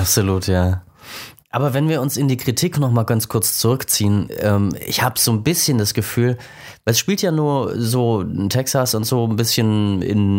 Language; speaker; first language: German; native; German